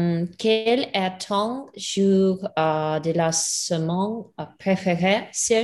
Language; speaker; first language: French; non-native, learner; English